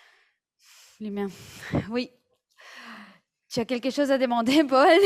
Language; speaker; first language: French; non-native, fluent; Spanish